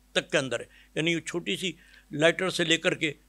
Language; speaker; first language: Urdu; native; Urdu